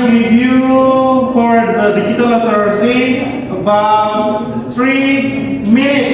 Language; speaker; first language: English; non-native, fluent; Indonesian